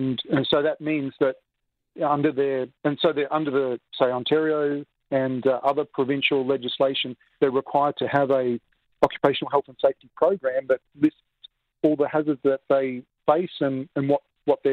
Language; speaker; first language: English; native; English